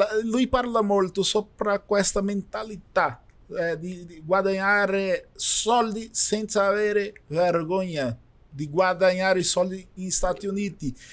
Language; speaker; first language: Italian; non-native, learner; Portuguese